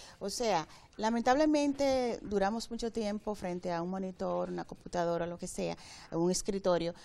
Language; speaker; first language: Spanish; native; Spanish